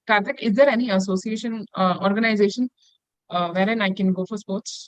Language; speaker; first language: English; non-native, local second language; Kannada